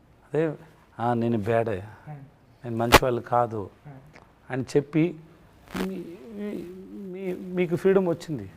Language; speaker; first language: Telugu; non-native, learner; Tamil